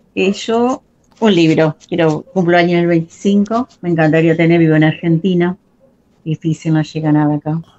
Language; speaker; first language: Spanish; native; Spanish